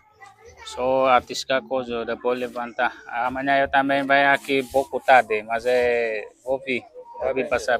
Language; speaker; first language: Portuguese; non-native, learner; Vietnamese